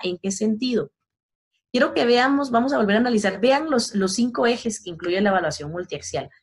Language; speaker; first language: Spanish; native; Spanish